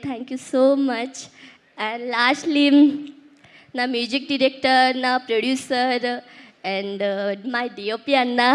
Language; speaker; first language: Telugu; non-native, learner; Odia